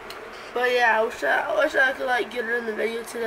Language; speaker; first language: English; native; English